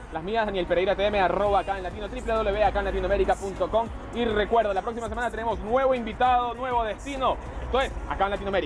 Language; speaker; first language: Spanish; native; Spanish